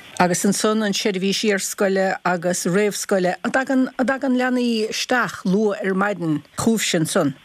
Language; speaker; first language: Irish; native; Irish